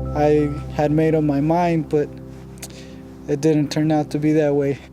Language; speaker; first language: English; early bilingual, other home language; Spanish